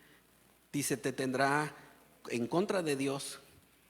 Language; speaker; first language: Spanish; native; Spanish